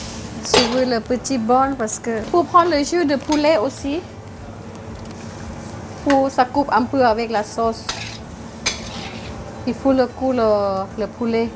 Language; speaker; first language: French; non-native, learner; Thai